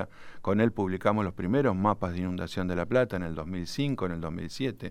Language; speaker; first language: Spanish; native; Spanish